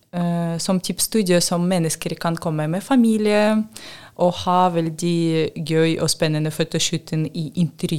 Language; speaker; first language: Norwegian; non-native, learner; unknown